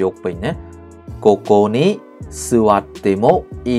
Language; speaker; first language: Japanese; non-native, learner; Khmer